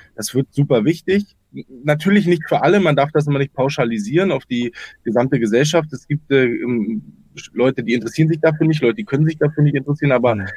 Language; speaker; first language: German; native; German